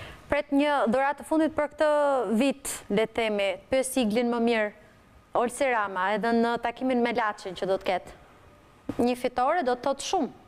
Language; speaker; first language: Albanian; native; Albanian